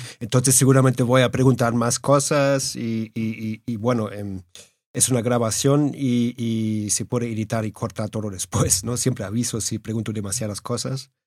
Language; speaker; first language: Spanish; early bilingual, heritage; Spanish